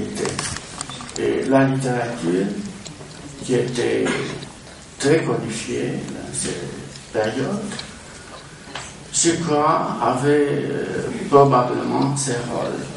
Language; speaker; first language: French; non-native, fluent; Romanian